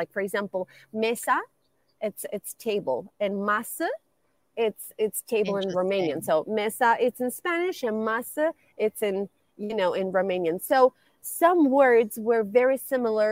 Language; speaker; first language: English; non-native, fluent; Romanian